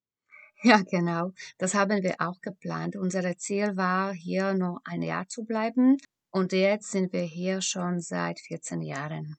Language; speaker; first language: German; non-native, fluent; Slovak